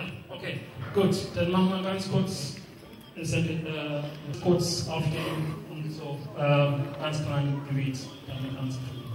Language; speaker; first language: German; non-native, learner; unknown